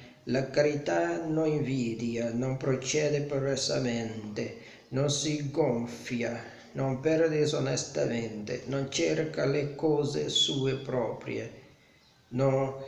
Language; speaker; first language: Italian; non-native, learner; Portuguese